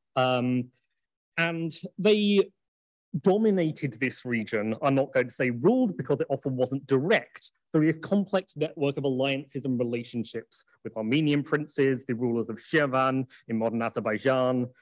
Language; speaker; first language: English; native; English